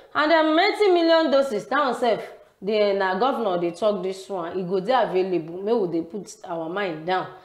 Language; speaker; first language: Nigerian Pidgin; non-native, local second language; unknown